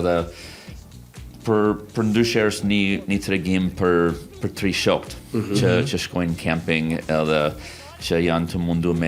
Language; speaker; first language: Albanian; non-native, fluent; English